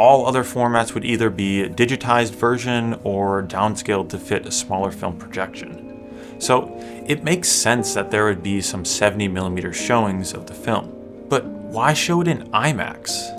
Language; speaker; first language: English; native; English